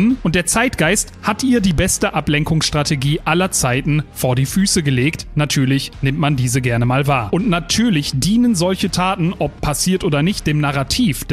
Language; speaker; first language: German; native; German